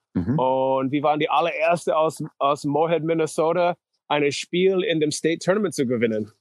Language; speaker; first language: German; non-native, fluent; English